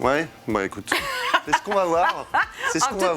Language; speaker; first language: French; native; French